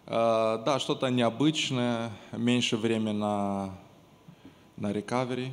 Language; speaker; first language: Russian; non-native, local second language; Romanian